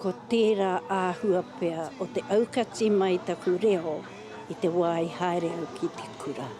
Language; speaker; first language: Māori; non-native, local second language; English